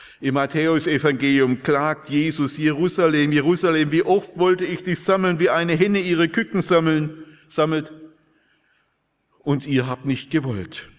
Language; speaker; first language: German; native; German